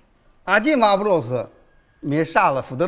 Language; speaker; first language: Russian; non-native, learner; Chinese